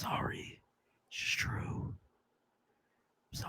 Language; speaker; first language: English; native; English